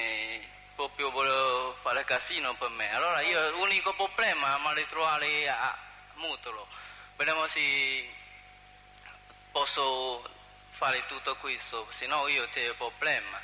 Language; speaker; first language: Italian; non-native, learner; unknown